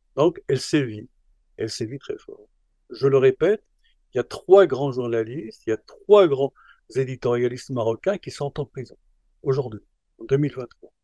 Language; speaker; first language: French; non-native, local second language; Arabic